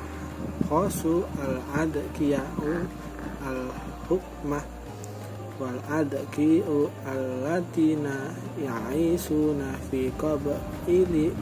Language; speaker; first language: Arabic; non-native, learner; Indonesian